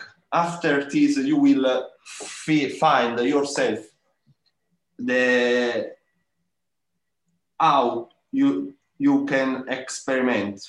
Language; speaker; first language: English; non-native, learner; Italian